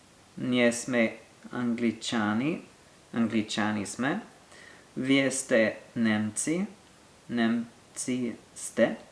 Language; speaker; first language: Bulgarian; non-native, learner; French